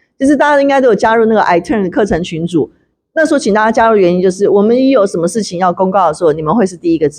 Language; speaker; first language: Chinese; native; Chinese